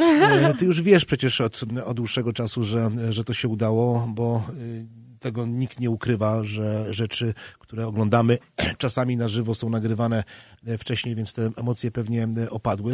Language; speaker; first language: Polish; native; Polish